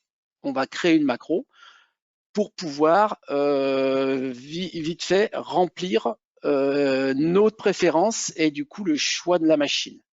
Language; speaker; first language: French; native; French